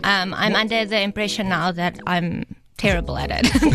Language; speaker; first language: English; non-native, local second language; Afrikaans